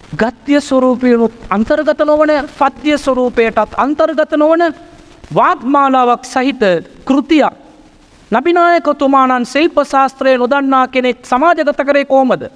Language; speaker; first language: Sinhala; non-native, local second language; Tamil